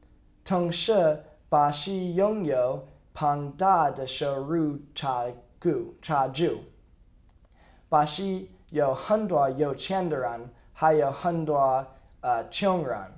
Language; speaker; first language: Chinese; non-native, learner; English